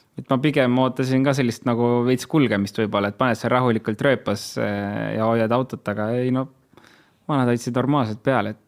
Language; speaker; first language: Estonian; native; Estonian